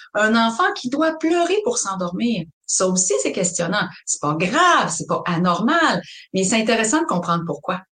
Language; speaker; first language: French; native; French